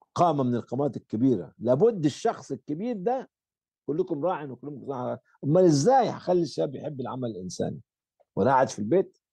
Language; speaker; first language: Arabic; native; Arabic